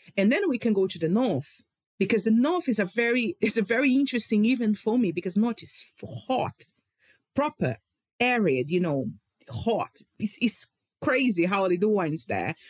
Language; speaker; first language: English; non-native, fluent; Portuguese